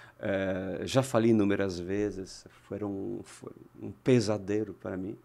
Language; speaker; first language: Portuguese; non-native, fluent; French